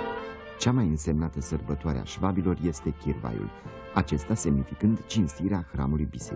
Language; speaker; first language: Romanian; native; Romanian